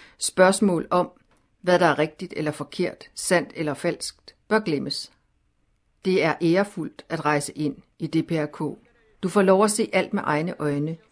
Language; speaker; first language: Danish; native; Danish